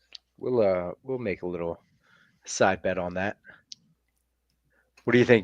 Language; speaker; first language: English; native; English